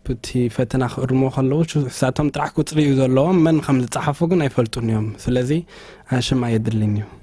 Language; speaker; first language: Tigrinya; early bilingual, heritage; Tigrinya